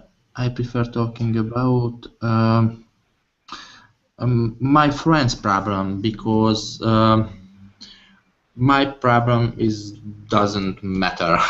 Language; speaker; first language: English; non-native, learner; Hungarian